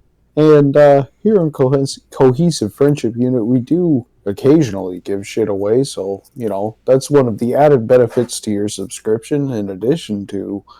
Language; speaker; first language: English; native; English